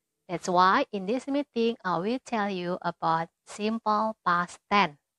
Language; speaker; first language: English; non-native, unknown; Indonesian